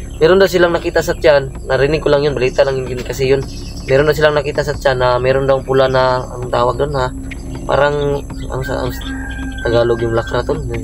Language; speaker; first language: Filipino; non-native, local second language; Cebuano